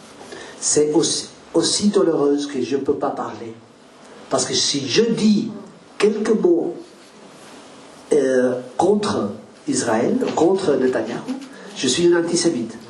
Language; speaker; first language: French; non-native, learner; Spanish